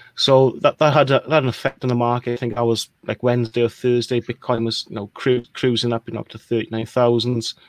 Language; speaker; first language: English; native; English